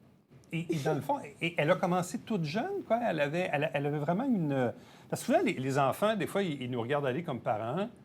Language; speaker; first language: French; native; French